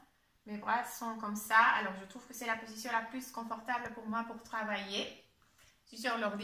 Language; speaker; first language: French; non-native, fluent; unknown